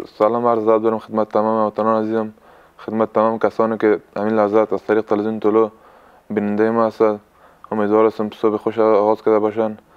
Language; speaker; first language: Persian; native; Persian